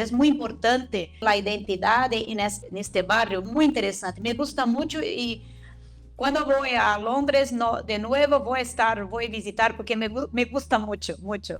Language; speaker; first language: Spanish; non-native, fluent; Portuguese